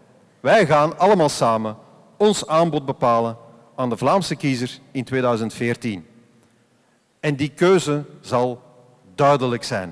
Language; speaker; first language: Dutch; native; Dutch